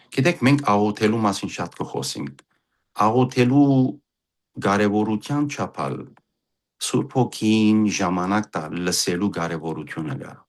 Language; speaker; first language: Armenian; early bilingual, heritage; Armenian